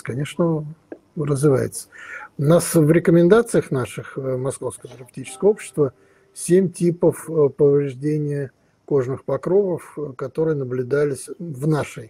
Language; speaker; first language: Russian; native; Russian